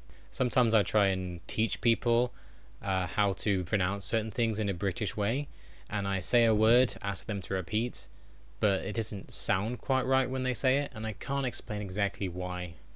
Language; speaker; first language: English; native; English